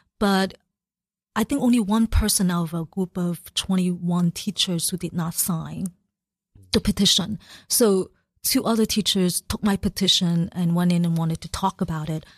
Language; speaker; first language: English; early bilingual, other home language; Cantonese